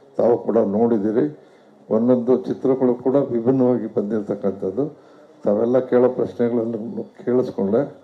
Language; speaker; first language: Kannada; native; Kannada